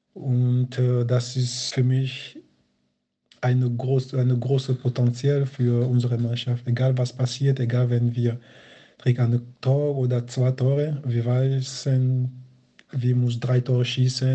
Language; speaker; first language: German; non-native, fluent; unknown